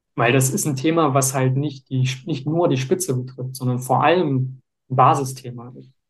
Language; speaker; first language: German; native; German